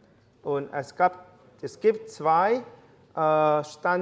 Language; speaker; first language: German; non-native, fluent; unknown